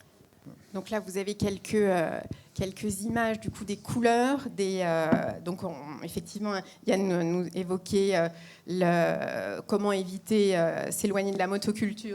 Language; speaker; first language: French; native; French